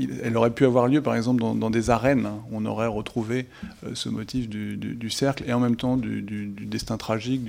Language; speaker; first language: French; native; French